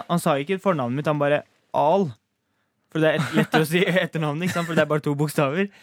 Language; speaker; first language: Norwegian; early bilingual, other home language; Turkish